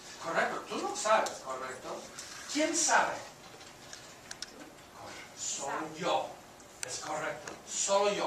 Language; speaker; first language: Spanish; non-native, fluent; English